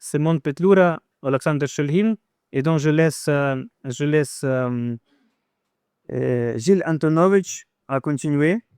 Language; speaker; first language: French; non-native, fluent; Ukrainian